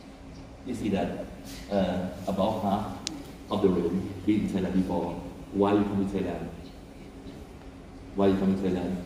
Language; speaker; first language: English; non-native, fluent; Thai